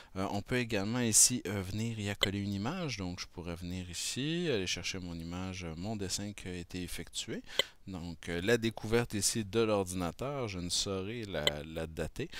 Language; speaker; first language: French; native; French